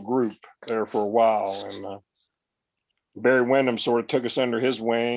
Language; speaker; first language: English; native; English